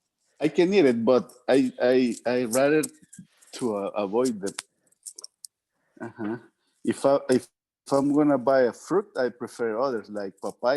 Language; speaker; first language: English; non-native, learner; Spanish